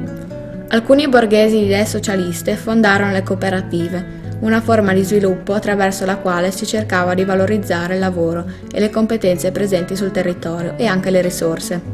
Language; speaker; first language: Italian; native; Italian